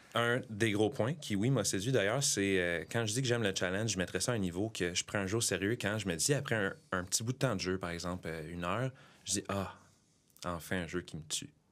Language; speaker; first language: French; native; French